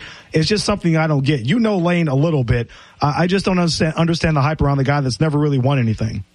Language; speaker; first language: English; native; English